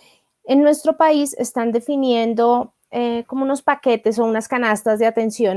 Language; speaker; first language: Spanish; native; Spanish